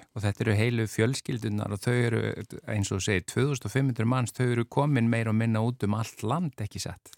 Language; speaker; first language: Icelandic; native; Icelandic